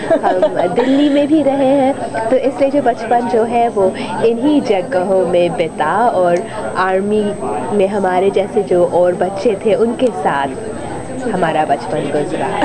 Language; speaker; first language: Hindi; native; Hindi